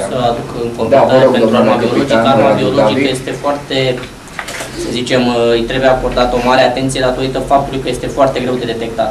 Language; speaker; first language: Romanian; native; Romanian